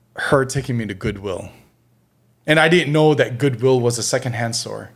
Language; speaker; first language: English; early bilingual, other home language; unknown